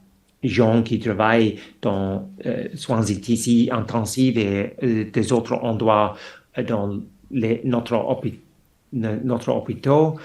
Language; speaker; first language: French; non-native, fluent; English